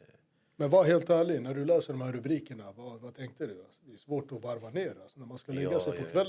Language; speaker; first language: Swedish; native; Swedish